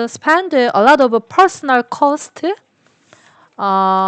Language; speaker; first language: English; non-native, learner; Korean